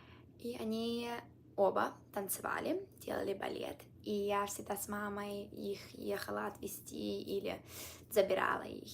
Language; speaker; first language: Russian; early bilingual, heritage; Russian